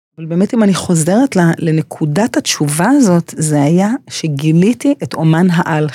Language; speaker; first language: Hebrew; early bilingual, other home language; English